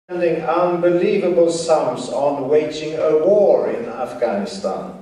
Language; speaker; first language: English; non-native, fluent; Swedish